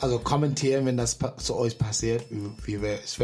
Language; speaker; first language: German; non-native, fluent; English